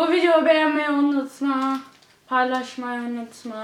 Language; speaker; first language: Turkish; early bilingual, heritage; English